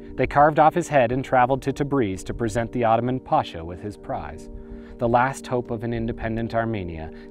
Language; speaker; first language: English; native; English